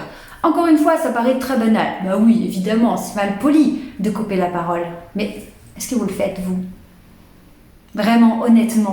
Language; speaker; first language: French; native; French